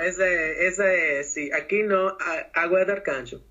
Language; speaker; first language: Portuguese; non-native, learner; Spanish